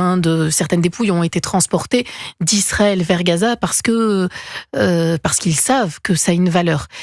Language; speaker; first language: French; native; French